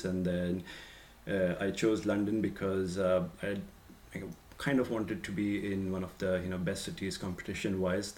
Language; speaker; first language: English; non-native, local second language; Marathi